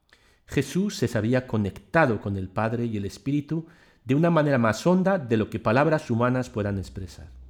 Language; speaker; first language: Spanish; native; Spanish